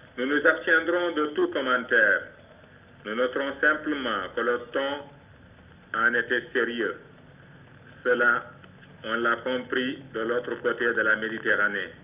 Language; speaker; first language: French; non-native, local second language; Bambara